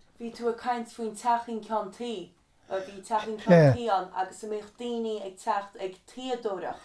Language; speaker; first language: Irish; native; Irish